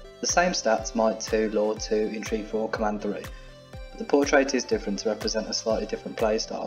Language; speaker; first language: English; native; English